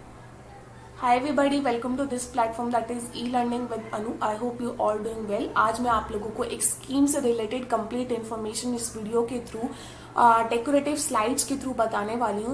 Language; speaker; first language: Hindi; native; Hindi